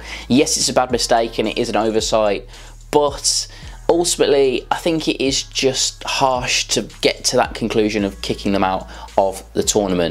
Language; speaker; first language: English; native; English